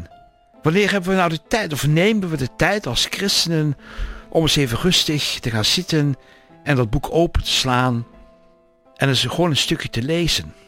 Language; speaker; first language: Dutch; native; Dutch